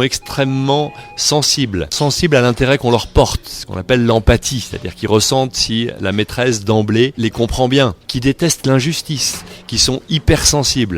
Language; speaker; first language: French; native; French